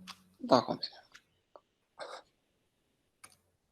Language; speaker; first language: French; non-native, local second language; Arabic